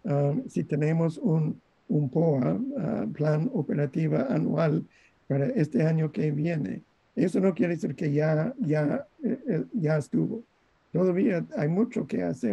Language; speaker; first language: Spanish; non-native, fluent; English